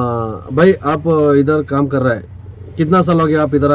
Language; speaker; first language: Hindi; non-native, local second language; Kannada